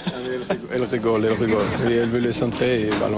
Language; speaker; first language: French; non-native, fluent; Portuguese